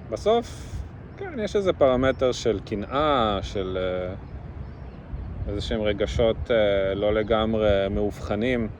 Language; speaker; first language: Hebrew; early bilingual, other home language; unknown